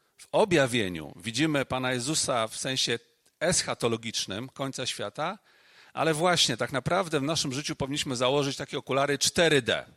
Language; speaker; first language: Polish; native; Polish